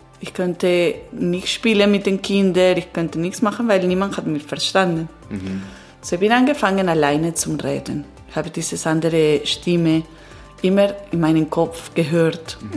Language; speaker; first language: German; non-native, learner; Italian